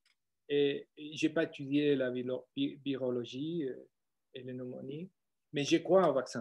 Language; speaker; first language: French; non-native, fluent; Spanish